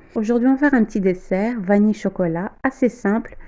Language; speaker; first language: French; non-native, local second language; Arabic